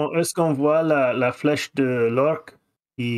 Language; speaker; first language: French; non-native, fluent; English